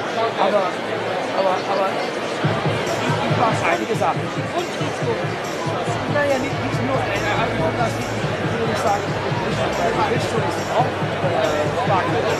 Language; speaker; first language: German; non-native, learner; English